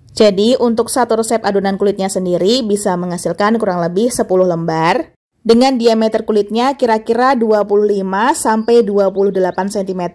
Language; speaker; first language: Indonesian; native; Indonesian